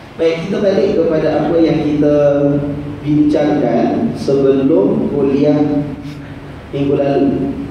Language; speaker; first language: Malay; native; Malay